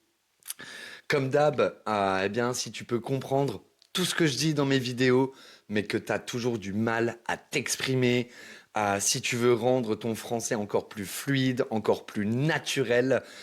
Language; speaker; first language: French; native; French